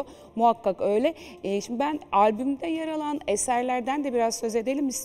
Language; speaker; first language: Turkish; native; Turkish